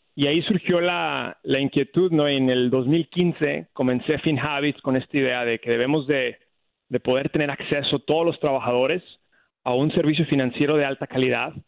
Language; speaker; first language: Spanish; native; Spanish